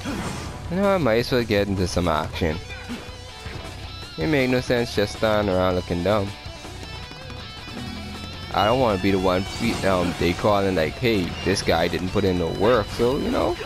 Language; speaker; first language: English; native; English